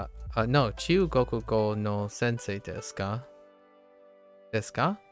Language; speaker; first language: Japanese; non-native, learner; English